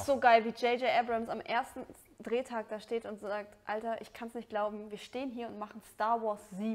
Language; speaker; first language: German; native; German